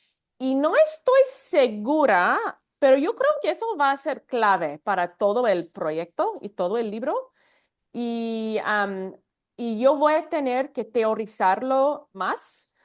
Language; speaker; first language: Spanish; non-native, fluent; English